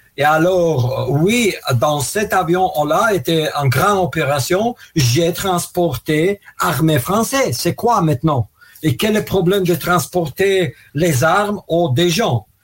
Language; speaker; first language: French; non-native, fluent; Russian